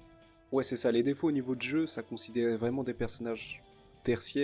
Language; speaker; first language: French; native; French